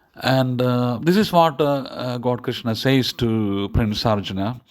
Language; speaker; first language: English; non-native, local second language; Malayalam